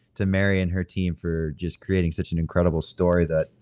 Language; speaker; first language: English; native; English